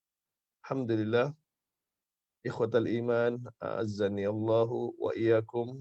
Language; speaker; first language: Arabic; non-native, fluent; Malay